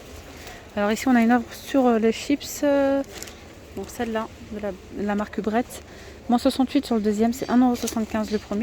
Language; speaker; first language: French; native; French